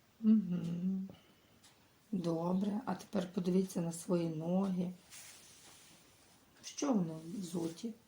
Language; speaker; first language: Ukrainian; native; Ukrainian